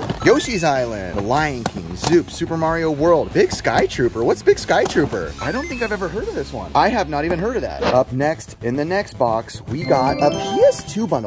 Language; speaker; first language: English; native; English